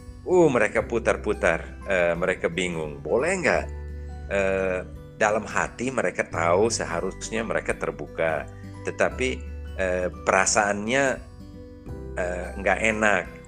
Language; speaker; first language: Indonesian; non-native, fluent; English